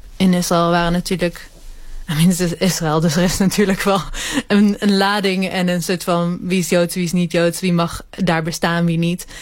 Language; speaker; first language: Dutch; early bilingual, other home language; Hebrew